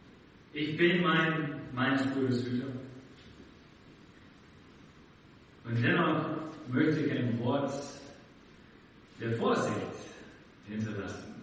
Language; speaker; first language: German; non-native, fluent; English